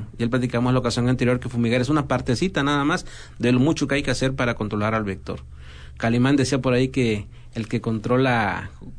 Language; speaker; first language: Spanish; native; Spanish